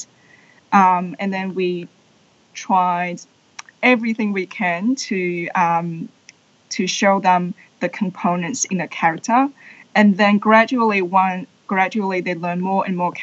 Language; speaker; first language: English; non-native, fluent; Chinese